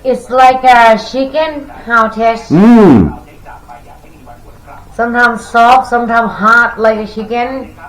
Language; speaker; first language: English; non-native, learner; Thai